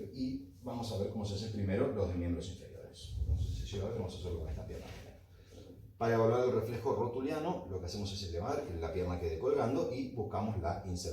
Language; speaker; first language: Spanish; native; Spanish